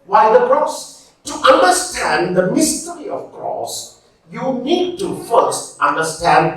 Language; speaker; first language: English; non-native, local second language; Malayalam